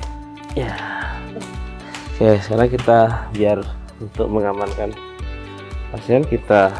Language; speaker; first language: Indonesian; native; Indonesian